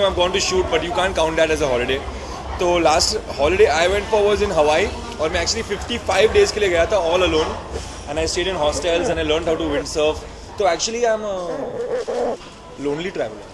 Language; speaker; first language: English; non-native, local second language; Hindi